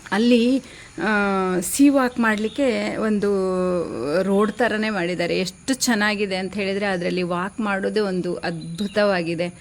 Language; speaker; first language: Kannada; native; Kannada